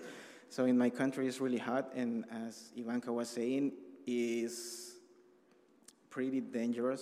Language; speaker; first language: English; non-native, fluent; Spanish